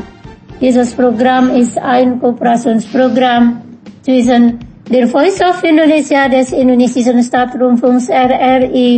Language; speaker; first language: German; non-native, fluent; Indonesian